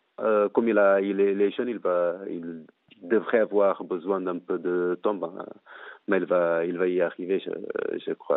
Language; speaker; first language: French; non-native, fluent; Portuguese